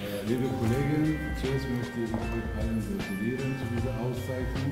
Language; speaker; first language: German; non-native, fluent; Bulgarian